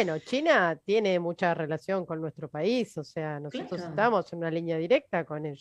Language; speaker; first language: Spanish; native; Spanish